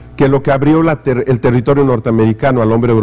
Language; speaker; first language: Spanish; native; Spanish